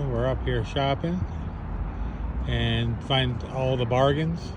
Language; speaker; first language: English; native; English